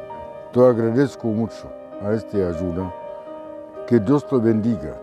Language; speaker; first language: Spanish; non-native, fluent; Arabic